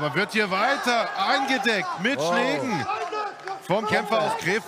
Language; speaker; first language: German; native; German